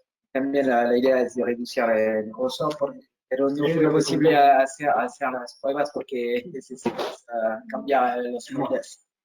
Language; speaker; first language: Spanish; non-native, fluent; French